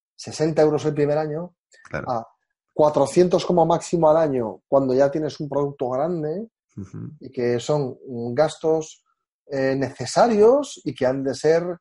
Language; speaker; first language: Spanish; native; Spanish